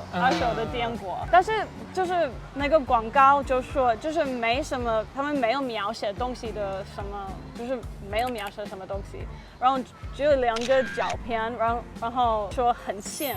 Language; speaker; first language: Chinese; non-native, fluent; English